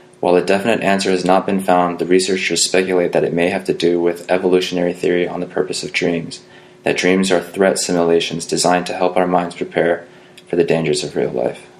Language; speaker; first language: English; native; English